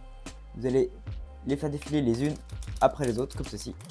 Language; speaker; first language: French; native; French